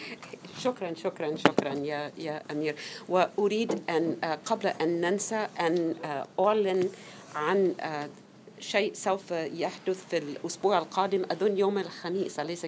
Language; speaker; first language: Arabic; non-native, fluent; English